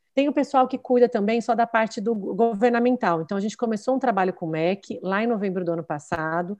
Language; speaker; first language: Portuguese; native; Portuguese